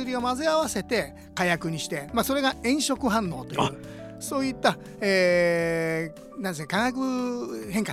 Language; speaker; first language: Japanese; native; Japanese